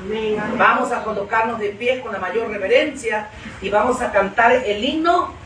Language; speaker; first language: Spanish; native; Spanish